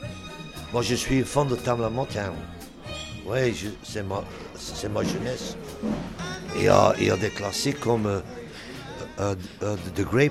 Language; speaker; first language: French; non-native, local second language; Dutch